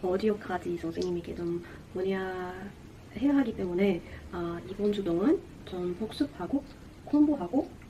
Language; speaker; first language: Korean; non-native, fluent; Portuguese